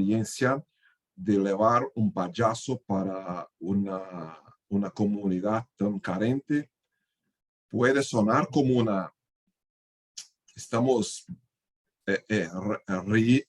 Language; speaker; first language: Spanish; non-native, fluent; Portuguese